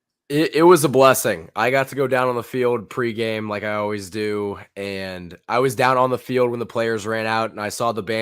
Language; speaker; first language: English; native; English